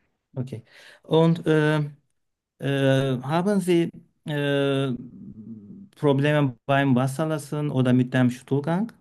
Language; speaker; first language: German; non-native, learner; Turkish